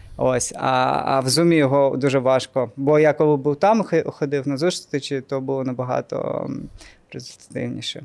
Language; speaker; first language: Ukrainian; non-native, local second language; Russian